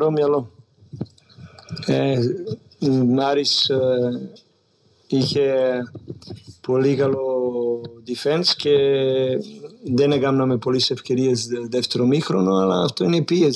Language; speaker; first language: Greek; non-native, learner; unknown